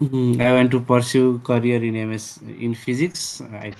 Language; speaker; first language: English; non-native, fluent; Nepali